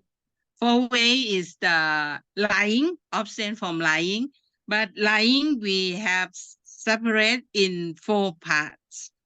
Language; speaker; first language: English; non-native, learner; Thai